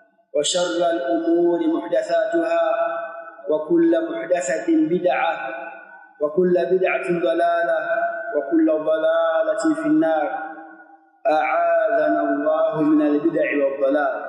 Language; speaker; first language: Arabic; non-native, fluent; Swahili